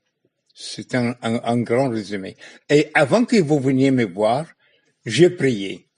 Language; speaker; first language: French; non-native, fluent; Arabic